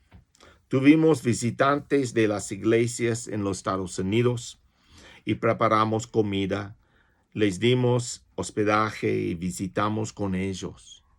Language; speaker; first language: Spanish; non-native, fluent; English